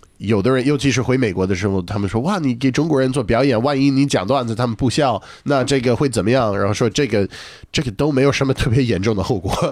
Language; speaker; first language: Chinese; non-native, fluent; English